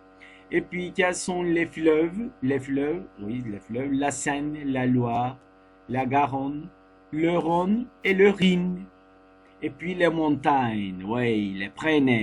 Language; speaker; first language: French; non-native, fluent; Turkish